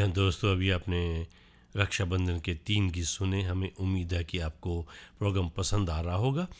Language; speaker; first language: Hindi; native; Hindi